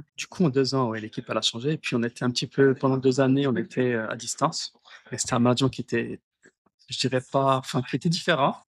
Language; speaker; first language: French; early bilingual, other home language; Tachelhit